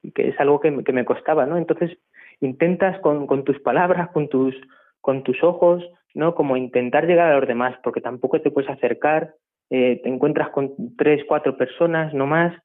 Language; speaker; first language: Spanish; native; Spanish